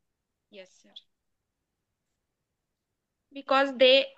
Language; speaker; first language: English; non-native, learner; Marathi